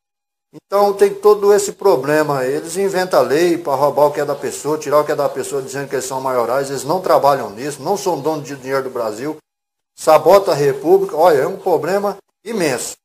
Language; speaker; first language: Portuguese; native; Portuguese